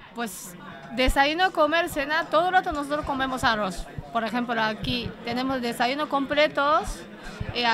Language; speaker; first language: Spanish; non-native, learner; Japanese